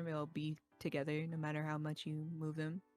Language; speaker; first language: English; native; English